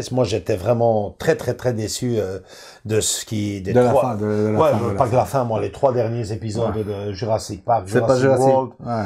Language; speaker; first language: French; native; French